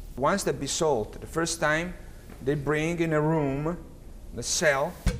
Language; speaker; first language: English; non-native, learner; Italian